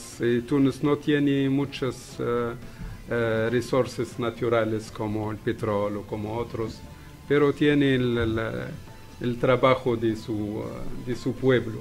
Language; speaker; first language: Spanish; non-native, fluent; Arabic